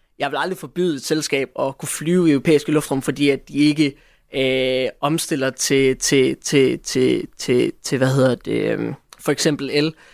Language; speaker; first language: Danish; native; Danish